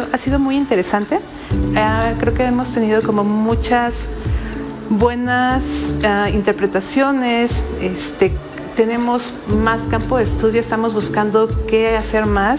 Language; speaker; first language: Spanish; native; Spanish